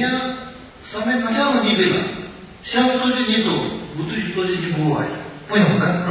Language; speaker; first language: Russian; non-native, learner; Tibetan